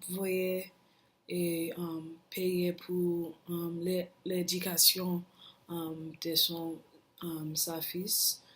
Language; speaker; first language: French; non-native, learner; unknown